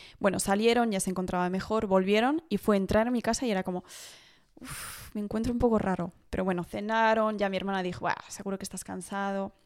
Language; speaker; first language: Spanish; early bilingual, heritage; Spanish